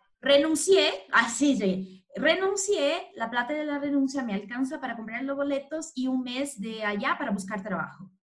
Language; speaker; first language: Spanish; non-native, fluent; Portuguese